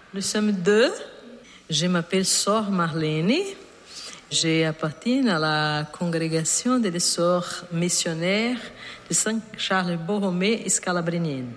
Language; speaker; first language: French; non-native, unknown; Portuguese